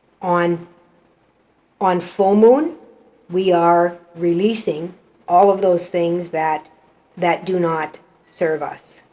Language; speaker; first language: English; native; English